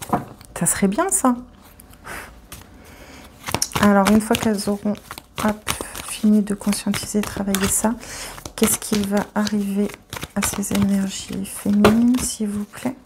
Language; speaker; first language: French; native; French